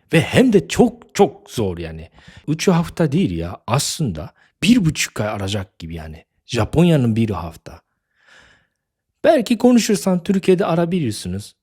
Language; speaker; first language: Turkish; non-native, fluent; Japanese